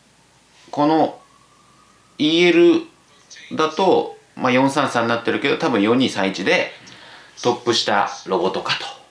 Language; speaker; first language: Japanese; native; Japanese